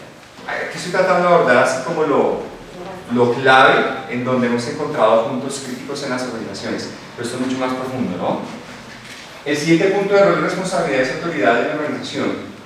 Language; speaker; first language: Spanish; native; Spanish